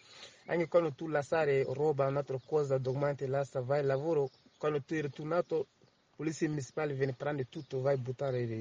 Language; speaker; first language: Italian; non-native, learner; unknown